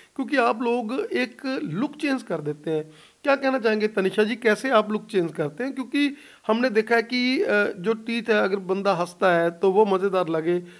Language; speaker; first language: Hindi; non-native, local second language; Punjabi